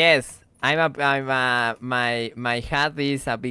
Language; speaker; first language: English; non-native, learner; Spanish